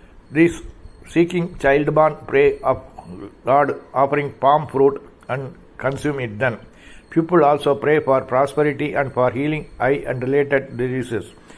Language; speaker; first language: English; non-native, local second language; Tamil